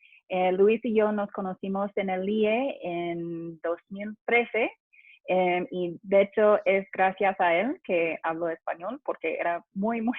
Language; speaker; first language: Spanish; non-native, fluent; English